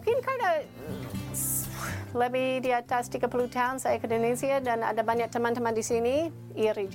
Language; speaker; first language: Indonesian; non-native, learner; English